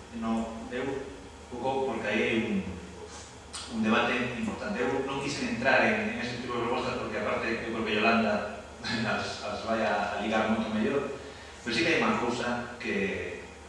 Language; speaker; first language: Galician; non-native, local second language; Spanish